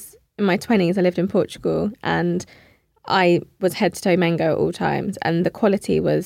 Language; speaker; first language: English; native; English